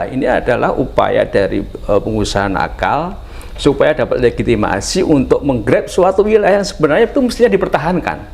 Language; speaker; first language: Indonesian; native; Indonesian